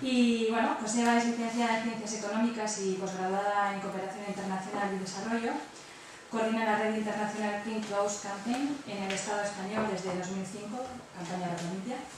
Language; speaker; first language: Spanish; non-native, local second language; Basque